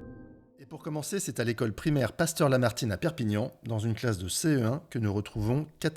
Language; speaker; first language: French; native; French